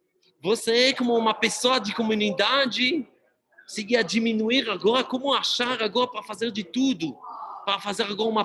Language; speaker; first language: Portuguese; non-native, fluent; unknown